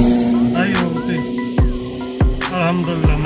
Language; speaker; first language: Filipino; non-native, learner; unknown